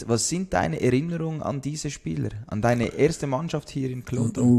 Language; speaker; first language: German; native; German